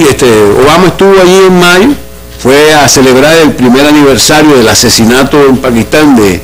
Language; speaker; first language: Spanish; native; Spanish